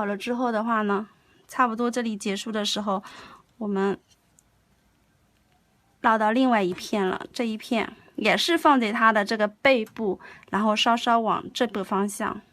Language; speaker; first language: Chinese; native; Chinese